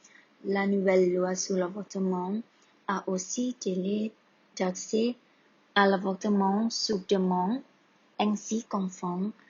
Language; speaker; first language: French; non-native, learner; Thai